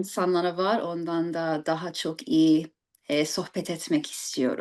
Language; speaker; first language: Turkish; early bilingual, heritage; English